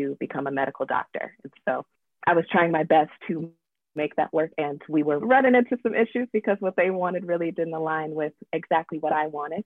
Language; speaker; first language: English; native; English